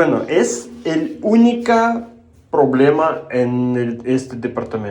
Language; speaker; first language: Spanish; non-native, learner; Russian